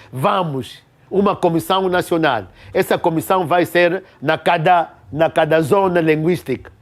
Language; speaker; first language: Portuguese; non-native, local second language; Kongo